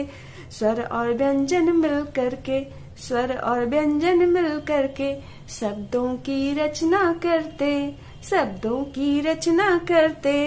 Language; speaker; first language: Hindi; native; Hindi